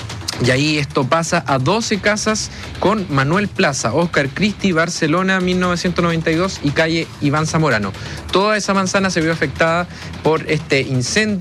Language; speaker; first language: Spanish; native; Spanish